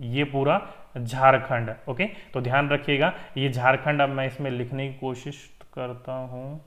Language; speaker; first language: Hindi; native; Hindi